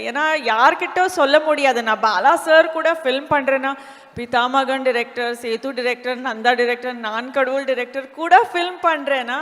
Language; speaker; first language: Tamil; non-native, fluent; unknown